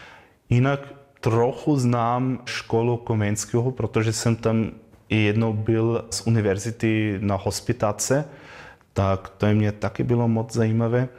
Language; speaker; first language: Czech; non-native, fluent; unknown